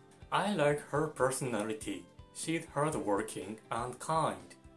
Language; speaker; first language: English; non-native, fluent; Japanese